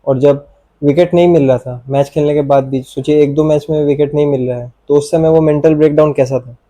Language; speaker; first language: Hindi; non-native, local second language; Bangla